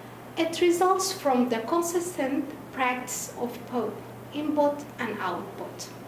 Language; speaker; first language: English; non-native, fluent; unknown